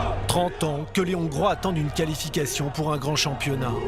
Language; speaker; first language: French; native; French